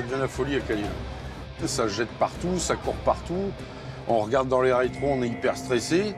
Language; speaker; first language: French; native; French